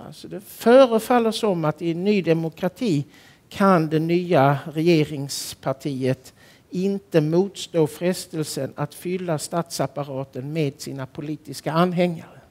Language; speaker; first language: Swedish; native; Swedish